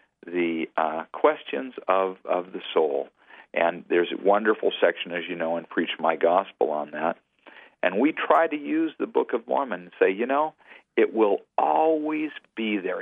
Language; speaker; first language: English; native; English